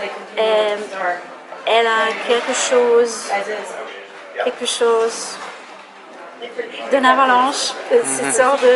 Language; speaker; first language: French; non-native, fluent; Hungarian